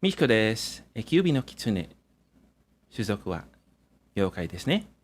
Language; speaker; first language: Japanese; non-native, fluent; English